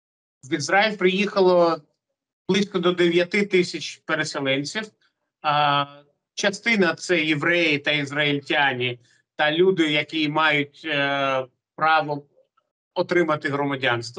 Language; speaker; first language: Ukrainian; non-native, local second language; Russian